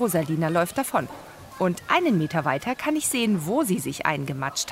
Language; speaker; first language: German; native; German